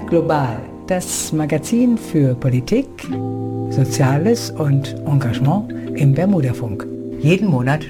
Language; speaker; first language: German; native; German